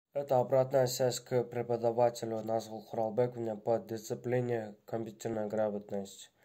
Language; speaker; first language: Russian; non-native, local second language; Kyrgyz